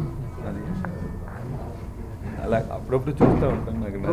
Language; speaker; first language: Telugu; non-native, fluent; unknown